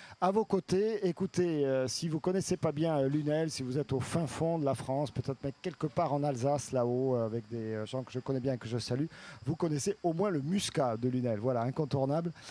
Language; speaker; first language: French; native; French